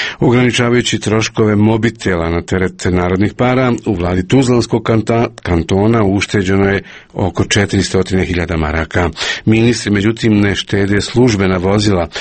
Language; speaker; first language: Croatian; native; Croatian